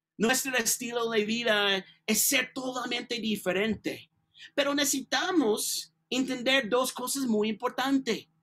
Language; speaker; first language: Spanish; non-native, learner; English